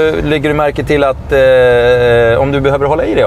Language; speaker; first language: Swedish; native; Swedish